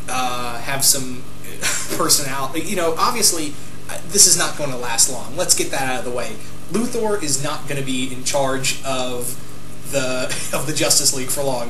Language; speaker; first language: English; native; English